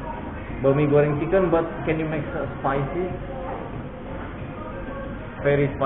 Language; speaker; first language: English; non-native, learner; Javanese